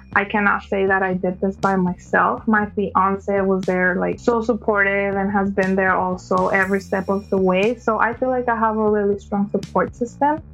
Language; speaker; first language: English; early bilingual, other home language; Spanish